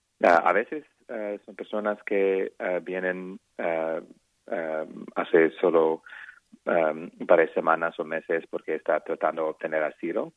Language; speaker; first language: Spanish; non-native, fluent; English